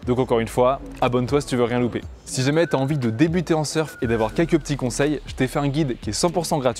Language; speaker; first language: French; native; French